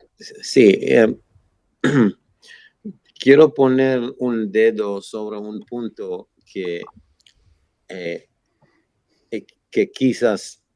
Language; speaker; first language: Spanish; non-native, fluent; Hebrew